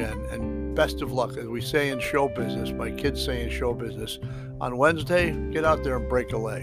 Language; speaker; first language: English; native; English